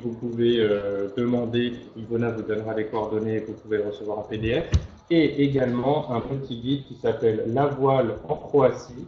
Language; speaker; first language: French; native; French